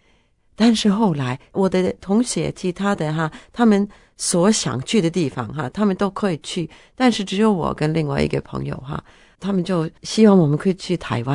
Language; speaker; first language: Chinese; non-native, fluent; Norwegian